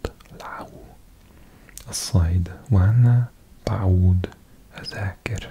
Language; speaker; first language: Arabic; non-native, learner; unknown